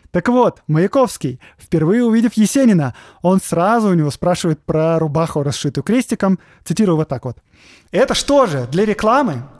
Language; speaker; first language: Russian; native; Russian